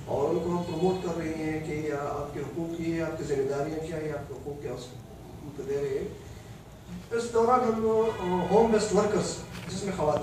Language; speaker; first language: Urdu; non-native, local second language; Pashto